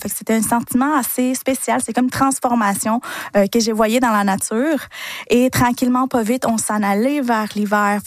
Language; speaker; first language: French; non-native, fluent; Spanish